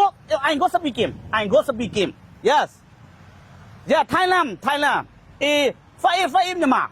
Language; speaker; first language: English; non-native, learner; Burmese